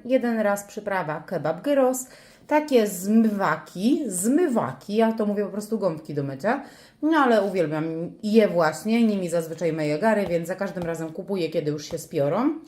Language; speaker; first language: Polish; native; Polish